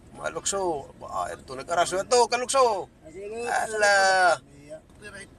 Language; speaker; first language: Filipino; non-native, local second language; Waray